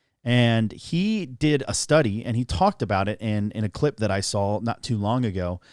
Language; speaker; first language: English; native; English